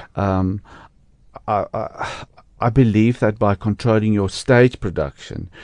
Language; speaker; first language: English; non-native, local second language; Afrikaans